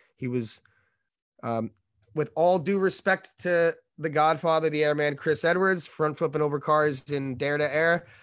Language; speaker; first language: English; native; English